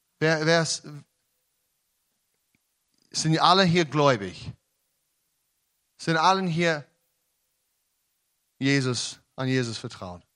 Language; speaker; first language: German; non-native, learner; English